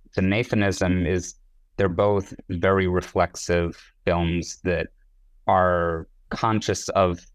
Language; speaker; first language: English; non-native, fluent; Hebrew